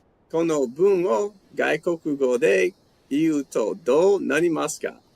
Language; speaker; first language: Japanese; non-native, learner; English